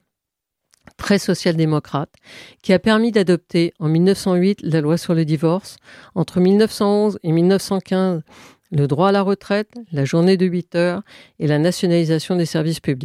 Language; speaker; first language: French; native; French